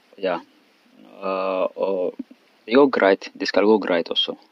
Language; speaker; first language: Swedish; non-native, learner; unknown